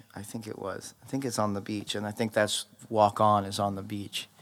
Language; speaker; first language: English; native; English